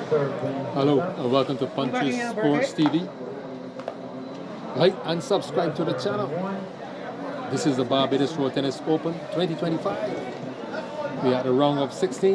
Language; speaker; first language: English; native; English